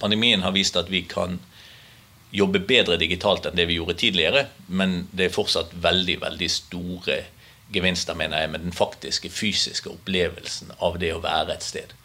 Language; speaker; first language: Norwegian; native; Norwegian